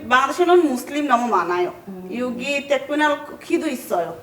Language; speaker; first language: Korean; non-native, learner; Bangla